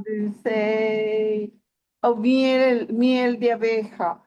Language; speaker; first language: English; non-native, learner; Spanish